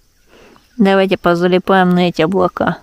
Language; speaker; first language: Russian; native; Russian